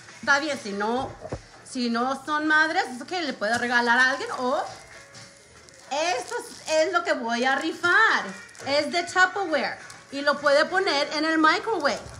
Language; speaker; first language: Spanish; early bilingual, heritage; Spanish